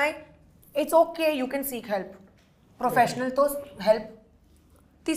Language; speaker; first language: Telugu; non-native, local second language; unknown